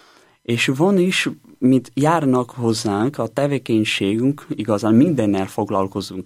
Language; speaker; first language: Hungarian; non-native, learner; Portuguese